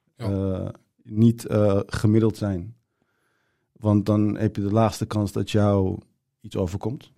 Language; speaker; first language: Dutch; early bilingual, other home language; Turkish